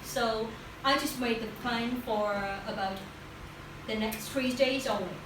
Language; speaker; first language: English; non-native, learner; Vietnamese